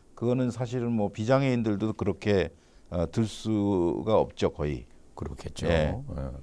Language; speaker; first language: Korean; native; Korean